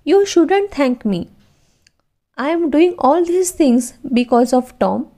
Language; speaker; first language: English; non-native, local second language; Marathi